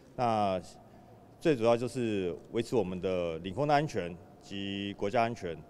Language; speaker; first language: Chinese; native; Chinese